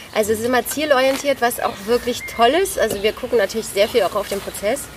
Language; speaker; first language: German; native; German